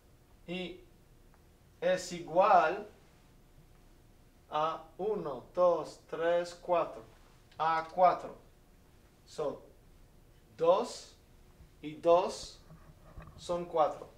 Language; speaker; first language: Spanish; non-native, fluent; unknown